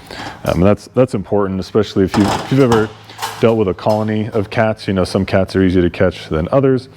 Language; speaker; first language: English; native; English